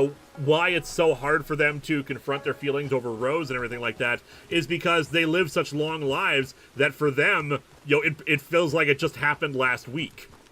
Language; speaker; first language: English; native; English